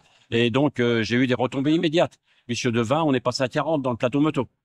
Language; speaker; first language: French; native; French